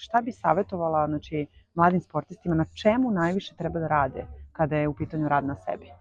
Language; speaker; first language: Croatian; native; Croatian